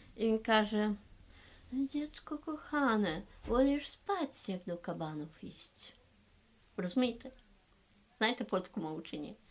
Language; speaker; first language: Ukrainian; native; Ukrainian